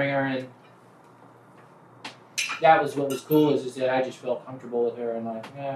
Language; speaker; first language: English; native; English